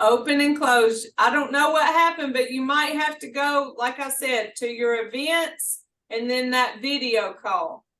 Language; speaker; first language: English; native; English